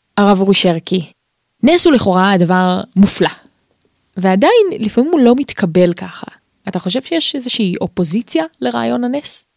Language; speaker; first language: Hebrew; native; Hebrew